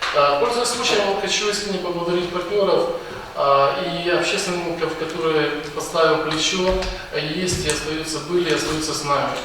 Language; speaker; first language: Russian; non-native, local second language; Ukrainian